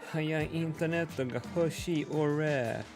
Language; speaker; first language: Japanese; non-native, learner; English